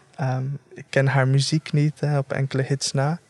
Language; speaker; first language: Dutch; native; Dutch